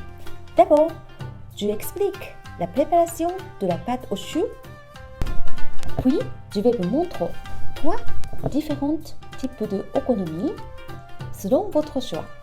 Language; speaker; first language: French; non-native, fluent; Japanese